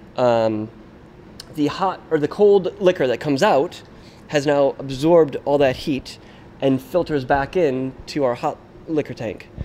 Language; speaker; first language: English; native; English